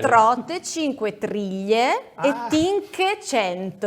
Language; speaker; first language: Italian; native; Italian